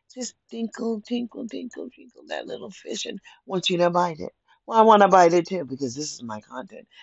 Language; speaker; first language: English; native; English